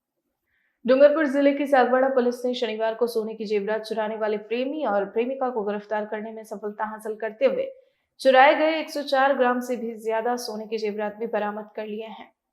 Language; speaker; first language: Hindi; native; Hindi